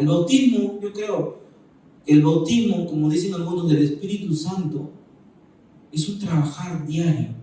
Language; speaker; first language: Spanish; native; Spanish